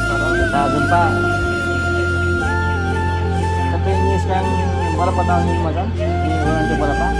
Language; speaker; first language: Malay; non-native, learner; Nepali